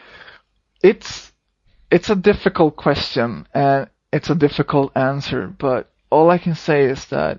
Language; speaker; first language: English; non-native, fluent; Swedish